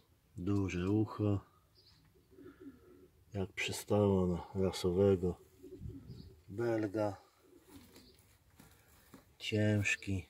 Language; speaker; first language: Polish; native; Polish